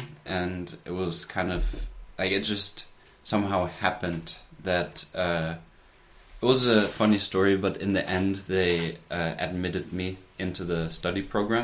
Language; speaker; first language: English; native; English